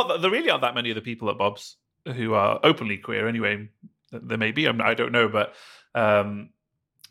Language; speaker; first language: English; native; English